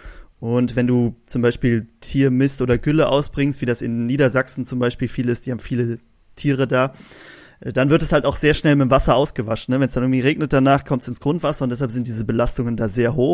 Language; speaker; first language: German; native; German